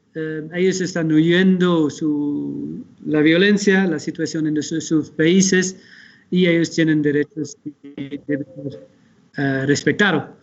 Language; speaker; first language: Spanish; non-native, fluent; Dutch